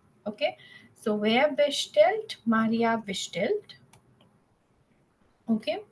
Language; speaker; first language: German; non-native, fluent; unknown